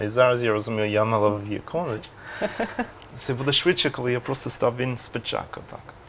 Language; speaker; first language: Ukrainian; non-native, learner; English